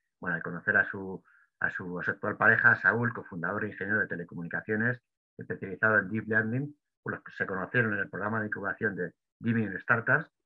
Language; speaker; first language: Spanish; native; Spanish